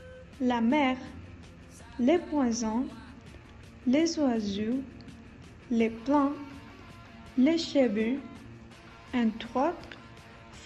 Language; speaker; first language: French; non-native, learner; Spanish